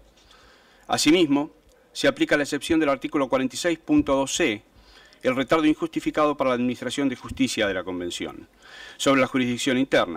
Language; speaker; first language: Spanish; native; Spanish